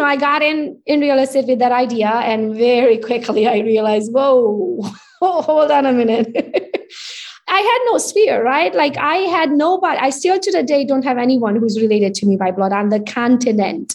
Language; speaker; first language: English; non-native, fluent; Hungarian